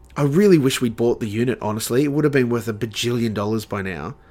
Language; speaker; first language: English; native; English